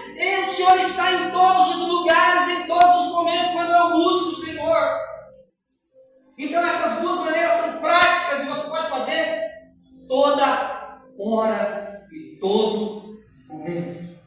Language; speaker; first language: Portuguese; native; Portuguese